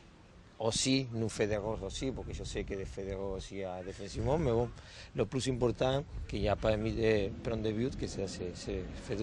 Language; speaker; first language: French; non-native, learner; Spanish